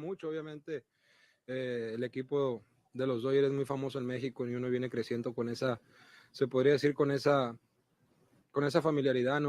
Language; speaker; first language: Spanish; native; Spanish